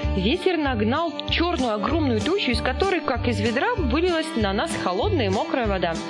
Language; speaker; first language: Russian; non-native, local second language; Belarusian